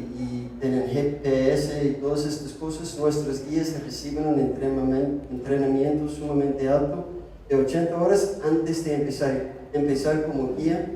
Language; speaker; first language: Spanish; non-native, fluent; English